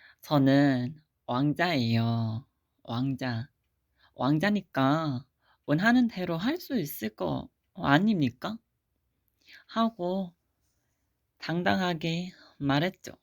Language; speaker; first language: Korean; non-native, fluent; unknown